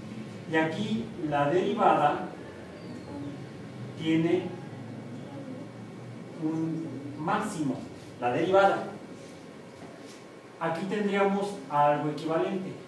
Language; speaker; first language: Spanish; native; Spanish